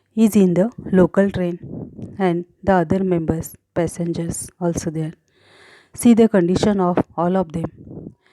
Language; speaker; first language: English; non-native, local second language; Marathi